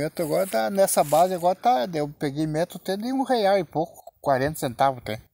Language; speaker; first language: Portuguese; native; Portuguese